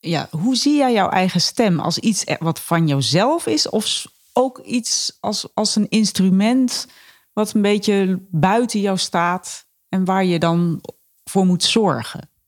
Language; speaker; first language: Dutch; native; Dutch